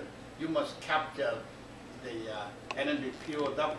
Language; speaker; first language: English; non-native, learner; Korean